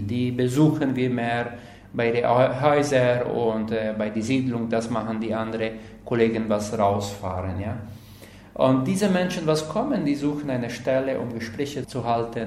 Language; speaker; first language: German; non-native, learner; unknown